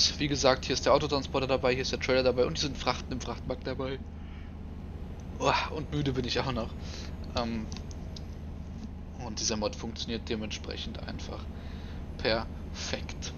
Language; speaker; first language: German; native; German